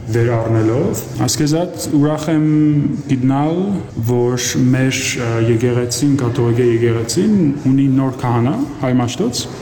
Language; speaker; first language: Armenian; early bilingual, heritage; Armenian